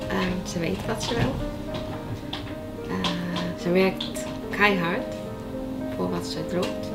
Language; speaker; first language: Dutch; non-native, fluent; Icelandic